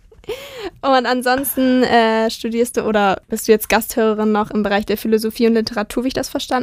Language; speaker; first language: German; native; German